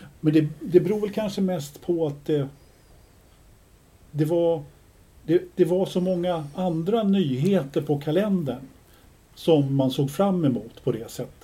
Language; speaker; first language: Swedish; native; Swedish